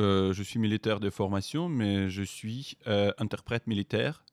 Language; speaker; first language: French; non-native, fluent; Ukrainian